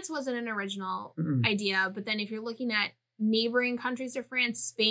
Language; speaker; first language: English; native; English